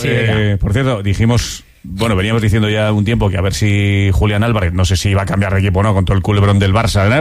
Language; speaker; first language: Spanish; native; Spanish